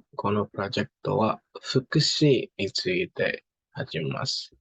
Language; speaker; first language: Japanese; non-native, learner; English